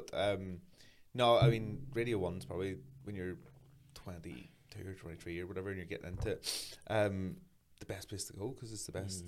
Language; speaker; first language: English; native; English